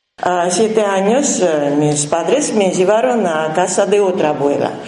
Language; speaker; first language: Spanish; non-native, learner; Russian